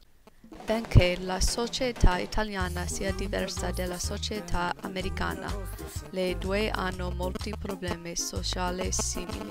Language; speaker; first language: Italian; non-native, learner; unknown